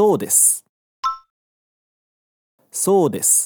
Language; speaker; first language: Japanese; non-native, fluent; Portuguese